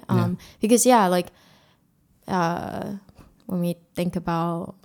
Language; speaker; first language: English; early bilingual, other home language; Korean